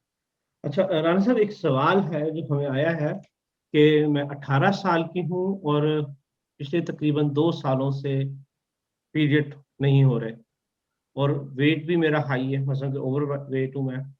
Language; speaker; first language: Urdu; native; Urdu